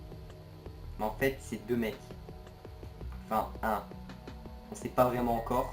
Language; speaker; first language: French; native; French